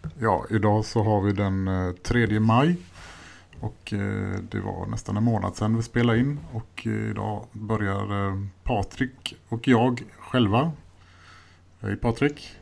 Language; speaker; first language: Swedish; native; Swedish